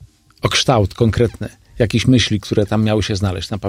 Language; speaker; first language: Polish; native; Polish